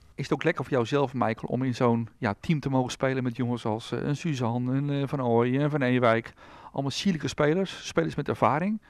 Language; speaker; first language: Dutch; native; Dutch